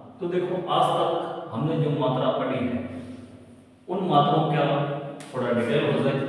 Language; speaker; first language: Hindi; native; Hindi